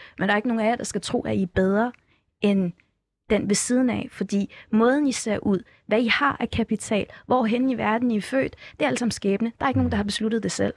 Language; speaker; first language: Danish; early bilingual, other home language; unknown